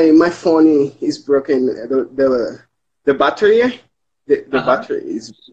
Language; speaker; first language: English; non-native, learner; Portuguese